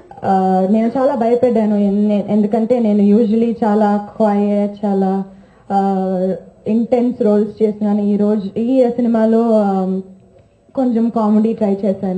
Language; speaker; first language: Telugu; non-native, fluent; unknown